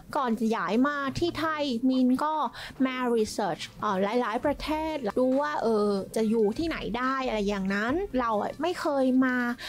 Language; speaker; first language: Thai; non-native, fluent; Vietnamese